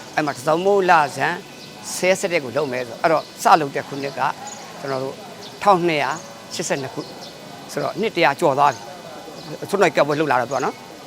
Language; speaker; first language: Burmese; native; Burmese